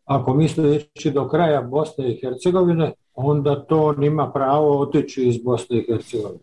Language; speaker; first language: Serbian; native; Serbian